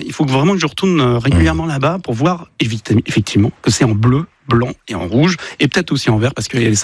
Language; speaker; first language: French; native; French